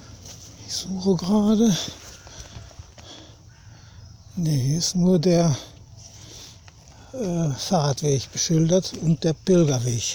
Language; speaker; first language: German; native; German